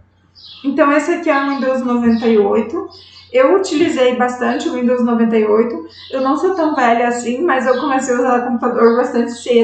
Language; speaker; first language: Portuguese; native; Portuguese